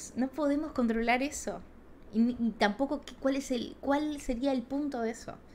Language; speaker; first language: Spanish; native; Spanish